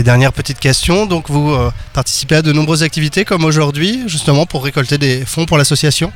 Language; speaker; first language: French; native; French